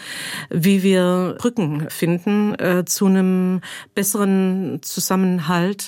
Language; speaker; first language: German; native; German